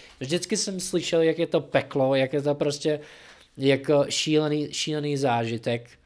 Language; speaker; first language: Czech; non-native, fluent; English